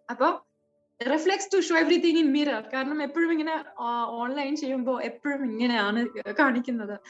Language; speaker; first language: Malayalam; non-native, fluent; French